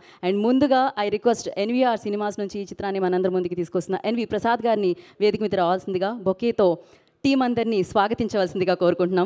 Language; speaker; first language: Telugu; native; Telugu